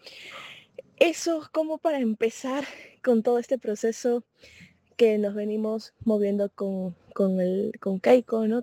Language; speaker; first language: Spanish; native; Spanish